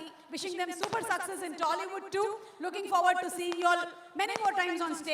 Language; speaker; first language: Telugu; native; Telugu